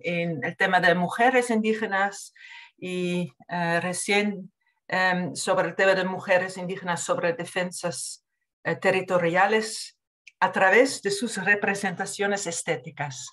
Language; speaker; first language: Spanish; non-native, fluent; Dutch